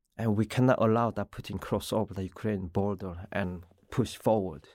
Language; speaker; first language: English; non-native, learner; Korean